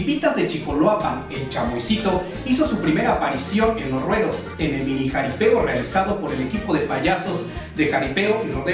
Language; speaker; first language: Spanish; native; Spanish